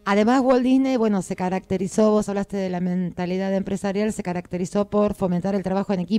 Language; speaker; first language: Spanish; native; Spanish